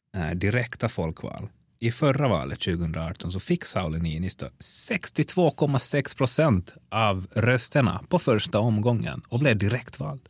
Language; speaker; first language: Swedish; native; Swedish